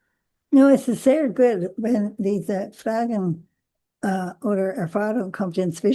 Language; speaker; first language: German; non-native, learner; English